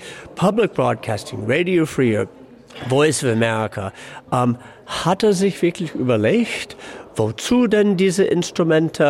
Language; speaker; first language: German; non-native, fluent; English